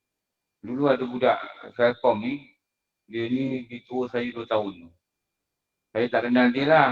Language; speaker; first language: Malay; native; Malay